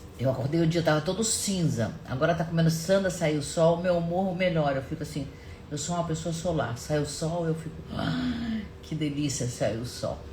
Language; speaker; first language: Portuguese; non-native, fluent; German